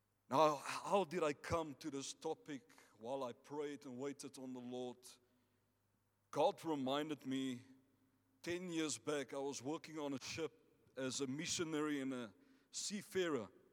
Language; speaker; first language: English; non-native, local second language; Afrikaans